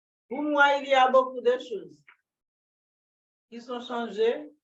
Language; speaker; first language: French; non-native, local second language; Haitian Creole